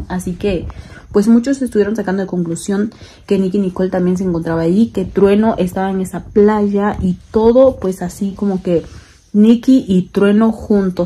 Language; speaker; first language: Spanish; native; Spanish